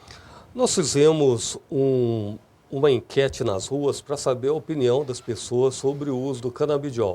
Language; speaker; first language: Portuguese; native; Portuguese